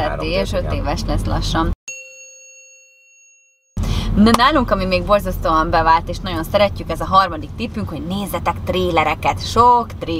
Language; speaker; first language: Hungarian; native; Hungarian